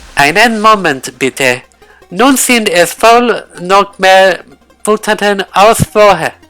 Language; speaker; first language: German; non-native, learner; English